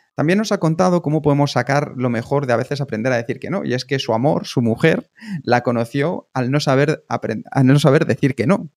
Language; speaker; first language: Spanish; native; Spanish